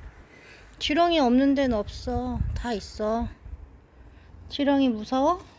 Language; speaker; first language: Korean; native; Korean